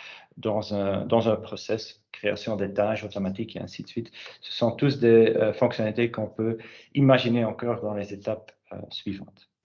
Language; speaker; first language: French; native; French